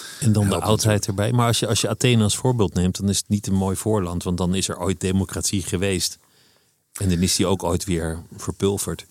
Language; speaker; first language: Dutch; native; Dutch